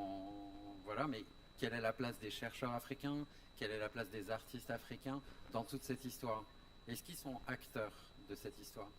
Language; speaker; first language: French; native; French